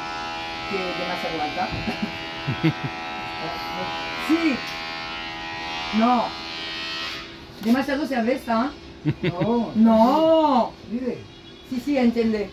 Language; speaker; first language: Spanish; non-native, learner; French